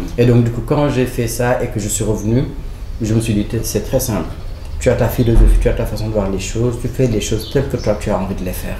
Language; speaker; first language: French; non-native, local second language; Wolof